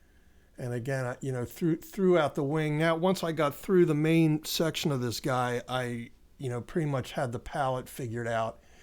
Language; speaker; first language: English; native; English